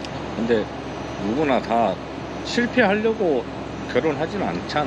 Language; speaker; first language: Korean; native; Korean